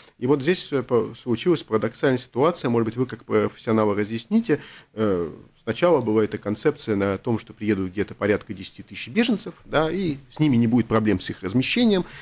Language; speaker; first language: Russian; native; Russian